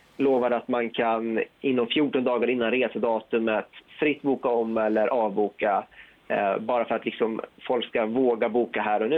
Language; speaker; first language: Swedish; native; Swedish